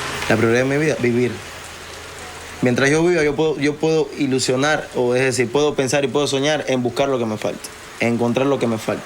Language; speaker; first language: Spanish; native; Spanish